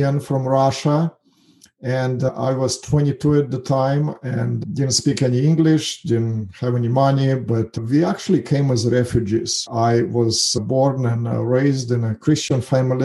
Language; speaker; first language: English; non-native, fluent; Russian